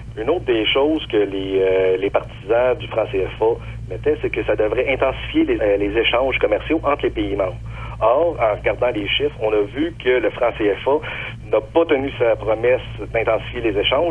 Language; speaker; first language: French; native; French